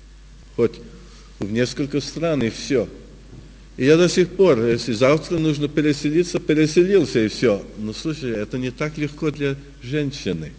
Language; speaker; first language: Russian; early bilingual, heritage; Russian